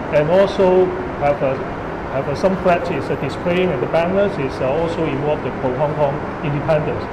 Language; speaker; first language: English; non-native, local second language; Cantonese